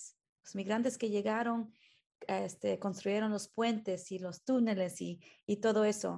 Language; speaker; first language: Spanish; early bilingual, heritage; Spanish